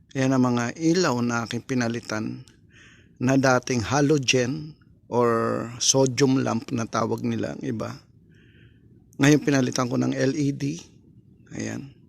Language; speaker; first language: Filipino; native; Filipino